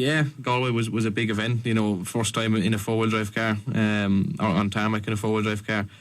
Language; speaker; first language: English; native; English